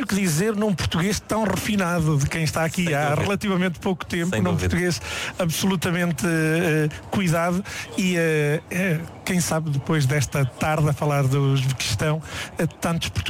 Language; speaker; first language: Portuguese; native; Portuguese